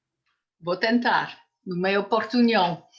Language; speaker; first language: Portuguese; non-native, fluent; English